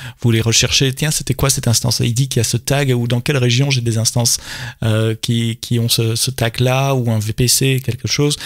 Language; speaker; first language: French; native; French